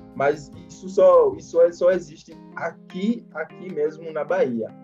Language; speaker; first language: Portuguese; non-native, fluent; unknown